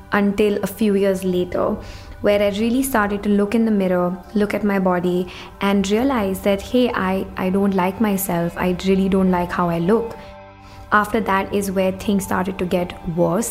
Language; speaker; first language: English; non-native, local second language; Hindi